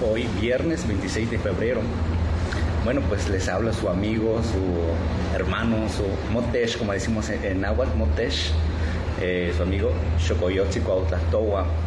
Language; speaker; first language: Spanish; non-native, local second language; Nahuatl languages